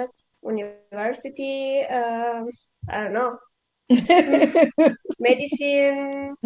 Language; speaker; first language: English; non-native, learner; Italian